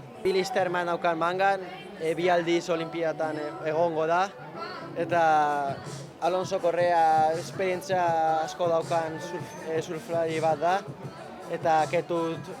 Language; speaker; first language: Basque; non-native, local second language; Spanish